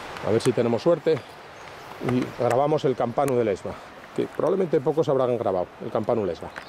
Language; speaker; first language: Spanish; native; Spanish